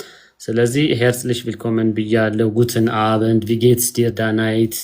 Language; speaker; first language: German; non-native, fluent; Amharic